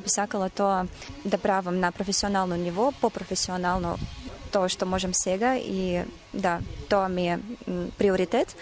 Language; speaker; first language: Macedonian; non-native, fluent; Russian